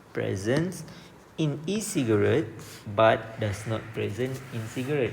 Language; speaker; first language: English; non-native, local second language; Malay